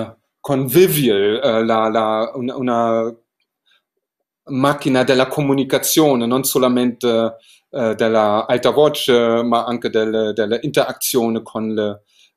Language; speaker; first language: Italian; non-native, learner; German